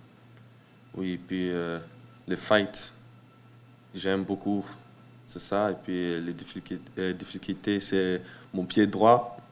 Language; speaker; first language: French; early bilingual, heritage; French